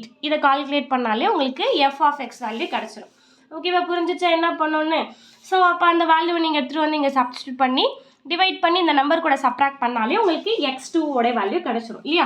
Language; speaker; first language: Tamil; native; Tamil